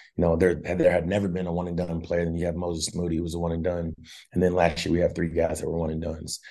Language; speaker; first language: English; native; English